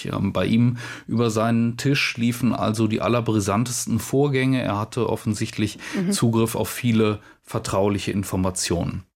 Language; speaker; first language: German; native; German